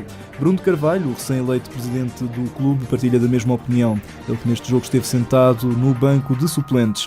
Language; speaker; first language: Portuguese; native; Portuguese